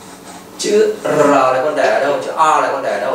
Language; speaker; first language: Vietnamese; native; Vietnamese